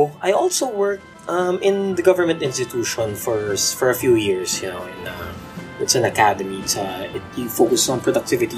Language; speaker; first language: English; non-native, local second language; Filipino